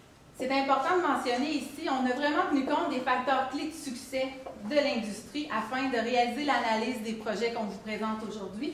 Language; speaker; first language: French; native; French